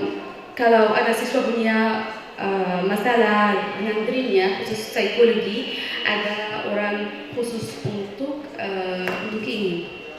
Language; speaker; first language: Indonesian; non-native, fluent; Arabic